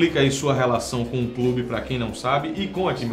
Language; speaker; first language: Portuguese; native; Portuguese